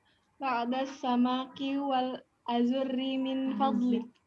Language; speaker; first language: Arabic; non-native, learner; Indonesian